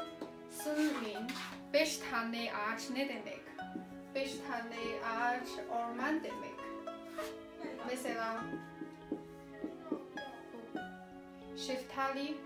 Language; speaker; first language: Turkish; non-native, learner; Chinese